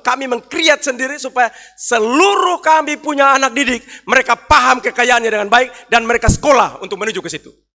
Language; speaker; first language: Indonesian; native; Indonesian